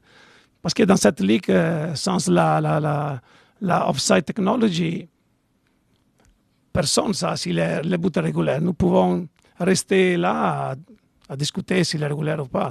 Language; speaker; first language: French; non-native, learner; Italian